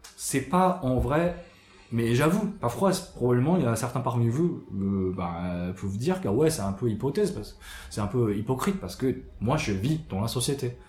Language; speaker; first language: French; non-native, fluent; Japanese